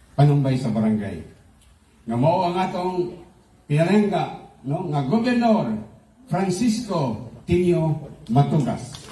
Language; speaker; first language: Cebuano; native; Cebuano